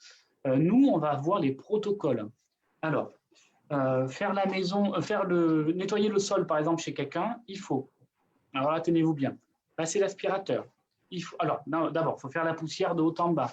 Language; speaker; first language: French; native; French